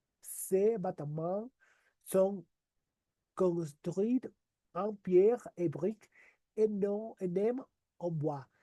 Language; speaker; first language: French; non-native, learner; Spanish